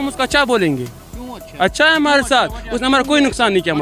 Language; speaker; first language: Hindi; non-native, fluent; Pashto